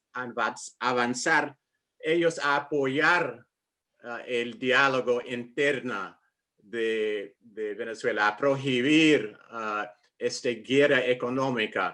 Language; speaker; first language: Spanish; non-native, fluent; English